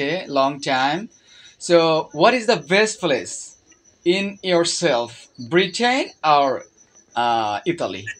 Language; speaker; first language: English; non-native, fluent; Bangla